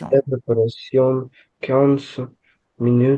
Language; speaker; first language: French; non-native, learner; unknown